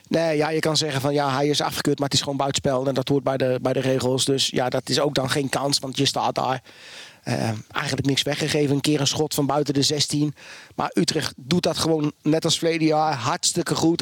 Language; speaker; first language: Dutch; native; Dutch